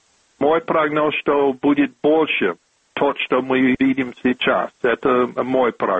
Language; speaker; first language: Russian; non-native, fluent; English